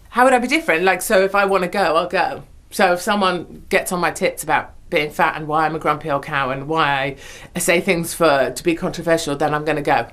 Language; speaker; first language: English; native; English